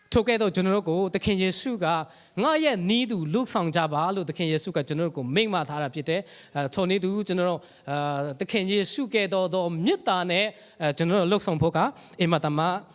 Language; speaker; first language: Burmese; non-native, local second language; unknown